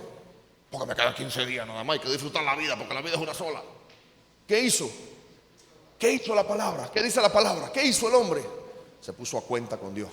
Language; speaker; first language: Spanish; native; Spanish